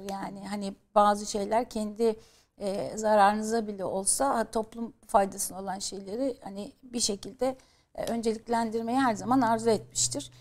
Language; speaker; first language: Turkish; native; Turkish